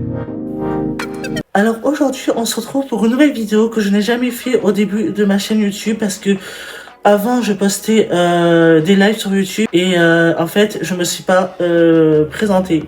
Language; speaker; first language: French; native; French